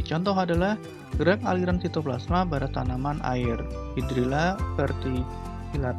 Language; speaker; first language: Indonesian; native; Indonesian